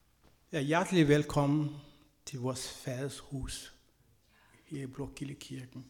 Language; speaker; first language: Danish; non-native, fluent; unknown